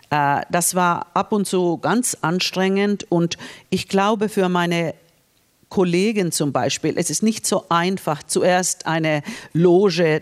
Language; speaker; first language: German; non-native, fluent; Finnish